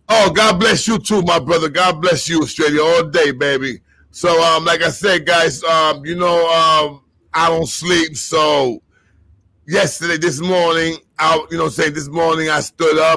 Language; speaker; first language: English; early bilingual, other home language; Spanish